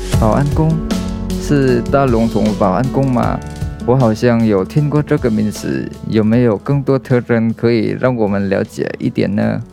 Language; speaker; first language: Chinese; non-native, fluent; Vietnamese